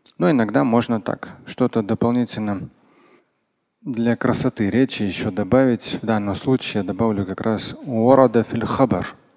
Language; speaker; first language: Russian; non-native, local second language; Tatar